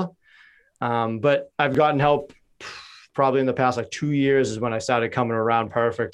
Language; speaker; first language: English; native; English